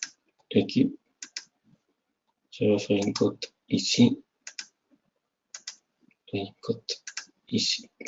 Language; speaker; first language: French; non-native, fluent; Spanish